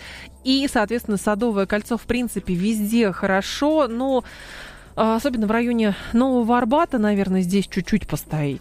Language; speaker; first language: Russian; native; Russian